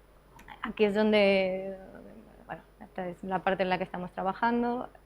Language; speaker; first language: Spanish; native; Spanish